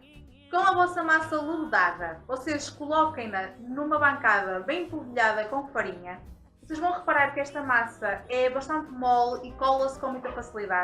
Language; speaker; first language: Portuguese; native; Portuguese